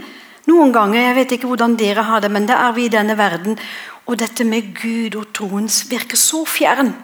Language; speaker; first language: Norwegian; non-native, fluent; English